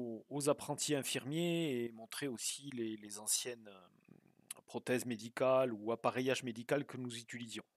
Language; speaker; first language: French; native; French